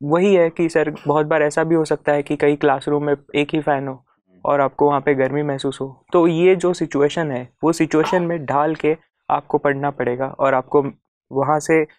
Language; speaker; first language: Hindi; non-native, local second language; Marathi